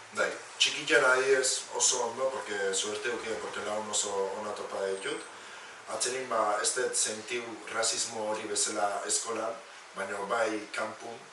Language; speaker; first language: Basque; early bilingual, other home language; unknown